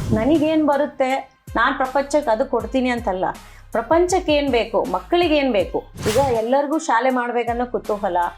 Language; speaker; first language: Kannada; non-native, local second language; Telugu